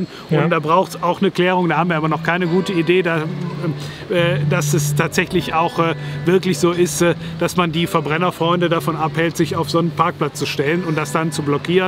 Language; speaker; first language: German; native; German